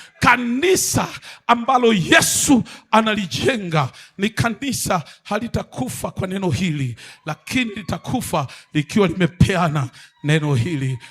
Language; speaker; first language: Swahili; native; Swahili